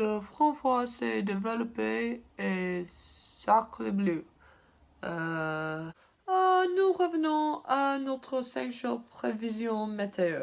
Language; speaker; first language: French; non-native, learner; English